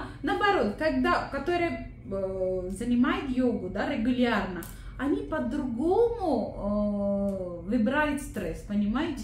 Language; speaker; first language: Russian; non-native, learner; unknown